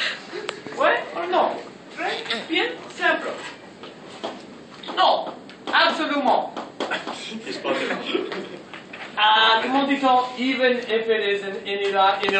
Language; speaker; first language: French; non-native, local second language; English